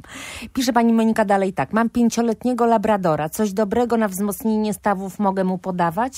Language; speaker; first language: Polish; native; Polish